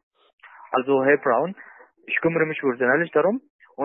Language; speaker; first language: German; non-native, learner; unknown